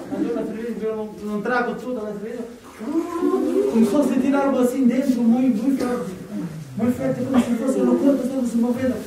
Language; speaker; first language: Italian; non-native, learner; Portuguese